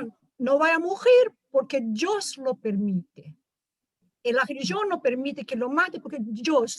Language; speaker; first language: Spanish; non-native, fluent; Portuguese